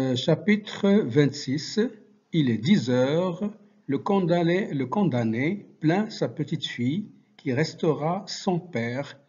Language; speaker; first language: French; non-native, local second language; Arabic